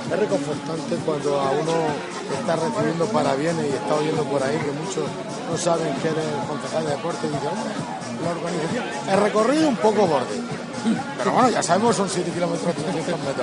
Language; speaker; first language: Spanish; native; Spanish